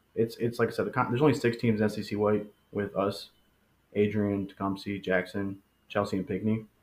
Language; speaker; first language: English; early bilingual, other home language; Spanish